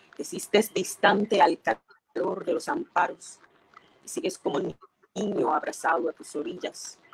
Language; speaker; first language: Spanish; native; Spanish